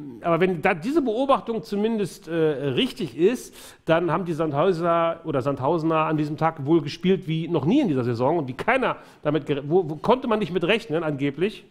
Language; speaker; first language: German; native; German